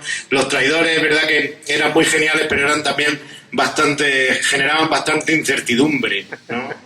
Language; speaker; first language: Spanish; native; Spanish